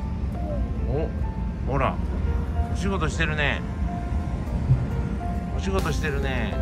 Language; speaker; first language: Japanese; native; Japanese